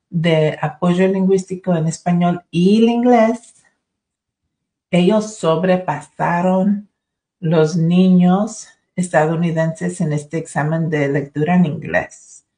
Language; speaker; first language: Spanish; early bilingual, other home language; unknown